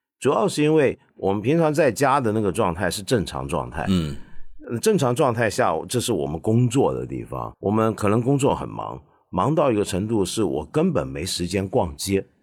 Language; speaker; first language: Chinese; non-native, local second language; Cantonese